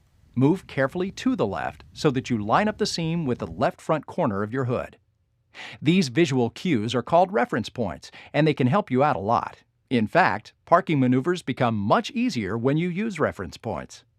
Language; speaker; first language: English; native; English